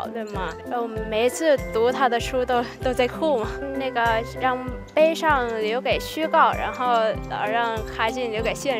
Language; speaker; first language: Chinese; non-native, fluent; Vietnamese